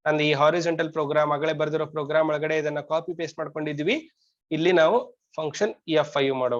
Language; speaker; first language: Kannada; native; Kannada